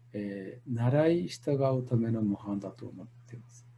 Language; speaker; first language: Japanese; non-native, fluent; Malayalam